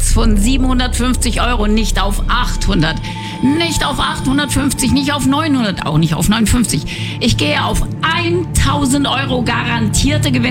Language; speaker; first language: German; native; German